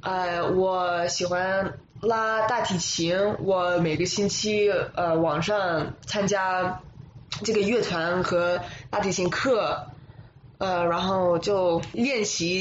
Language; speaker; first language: Chinese; early bilingual, other home language; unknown